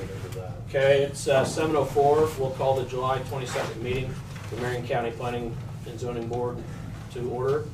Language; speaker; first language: English; native; English